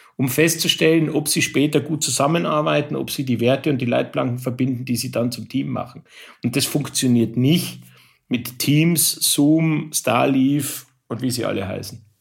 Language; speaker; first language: German; native; German